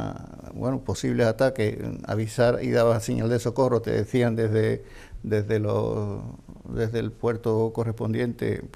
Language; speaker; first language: Spanish; native; Spanish